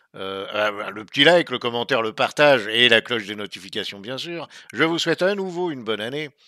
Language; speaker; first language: French; native; French